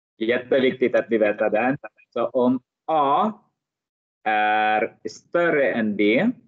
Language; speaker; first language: Swedish; non-native, fluent; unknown